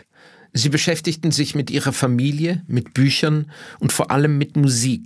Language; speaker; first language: German; native; German